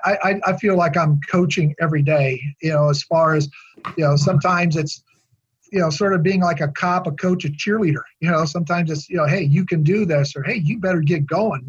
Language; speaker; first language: English; native; English